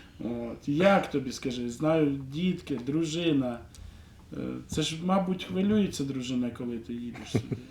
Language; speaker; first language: Ukrainian; non-native, local second language; Russian